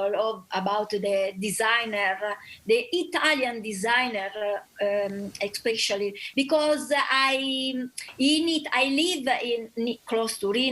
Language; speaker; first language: English; non-native, learner; Italian